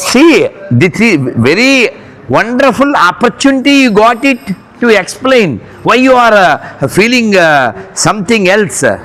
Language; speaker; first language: English; non-native, local second language; Telugu